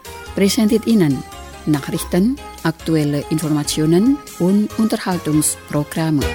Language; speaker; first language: German; non-native, fluent; Indonesian